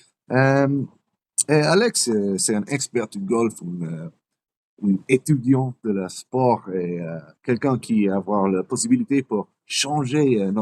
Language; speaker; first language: French; non-native, learner; English